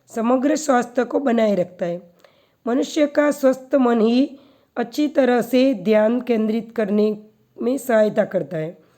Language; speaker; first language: Hindi; non-native, local second language; Gujarati